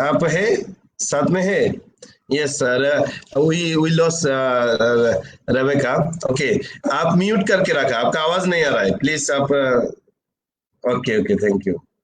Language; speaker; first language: Hindi; non-native, learner; Bangla